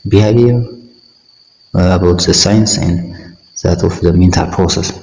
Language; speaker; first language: English; non-native, local second language; Amharic